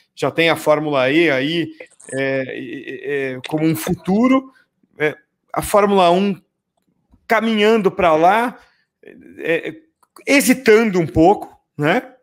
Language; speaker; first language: Portuguese; native; Portuguese